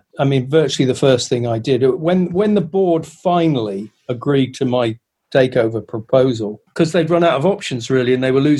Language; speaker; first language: English; native; English